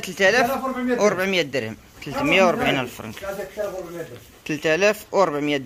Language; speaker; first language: Arabic; native; Arabic